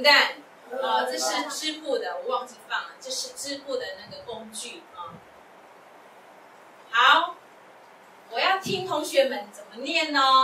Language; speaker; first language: Chinese; non-native, local second language; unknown